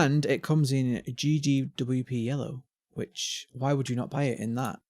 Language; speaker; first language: English; native; English